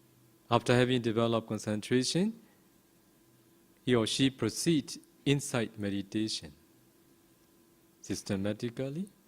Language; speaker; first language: English; non-native, fluent; Burmese